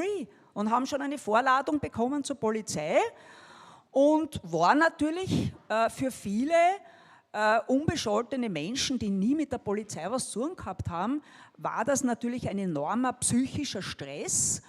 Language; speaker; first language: German; native; German